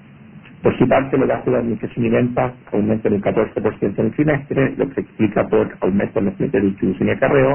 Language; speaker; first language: Spanish; native; Spanish